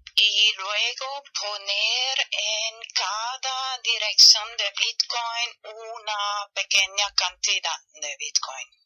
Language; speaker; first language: Spanish; non-native, learner; German